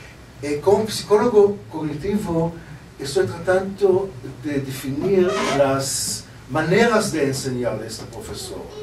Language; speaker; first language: Spanish; non-native, learner; Hebrew